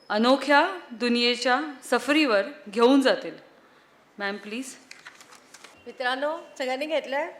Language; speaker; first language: Marathi; native; Marathi